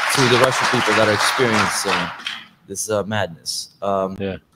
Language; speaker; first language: English; non-native, fluent; Russian